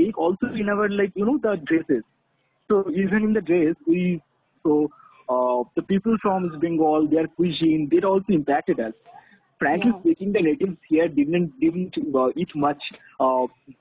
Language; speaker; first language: English; non-native, local second language; Bangla